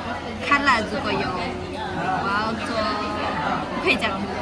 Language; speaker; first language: Chinese; non-native, local second language; Malay